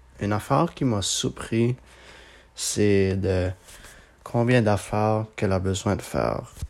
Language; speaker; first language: French; non-native, local second language; English